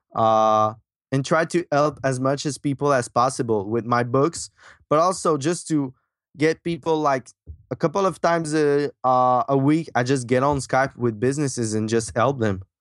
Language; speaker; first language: English; non-native, fluent; French